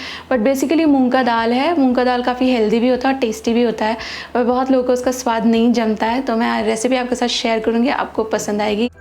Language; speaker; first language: Hindi; native; Hindi